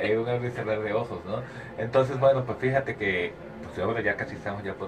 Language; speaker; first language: Spanish; native; Spanish